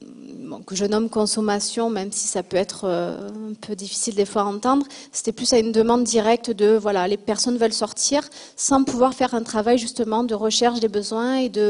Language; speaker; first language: French; native; French